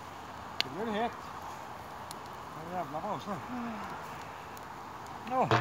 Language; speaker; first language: Swedish; native; Swedish